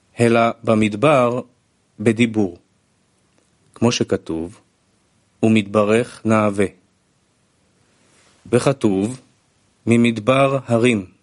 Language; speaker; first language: Hebrew; non-native, fluent; Russian